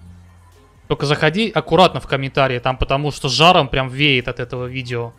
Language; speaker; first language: Russian; native; Russian